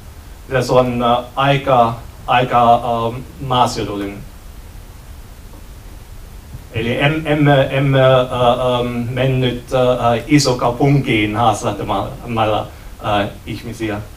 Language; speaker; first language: Finnish; non-native, learner; German